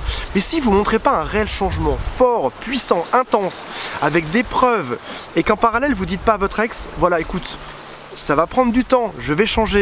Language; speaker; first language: French; native; French